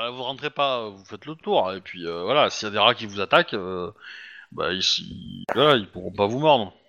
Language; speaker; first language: French; native; French